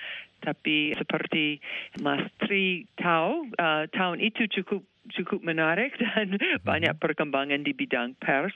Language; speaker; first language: Indonesian; non-native, fluent; English